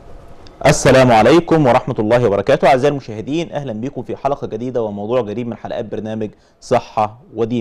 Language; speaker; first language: Arabic; native; Arabic